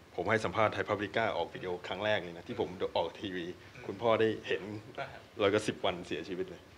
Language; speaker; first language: Thai; native; Thai